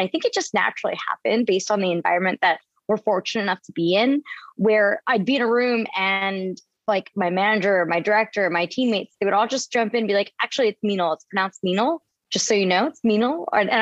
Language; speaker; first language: English; native; English